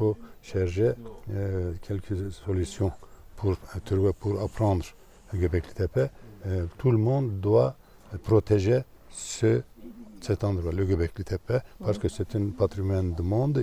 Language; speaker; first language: French; non-native, fluent; Turkish